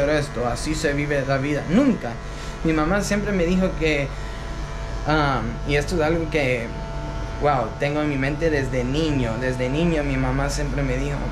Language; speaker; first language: Spanish; early bilingual, heritage; Spanish